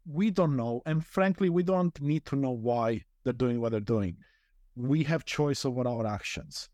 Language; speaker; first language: English; non-native, fluent; Romanian